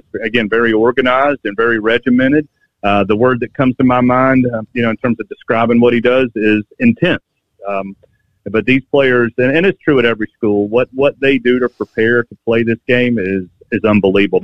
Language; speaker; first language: English; native; English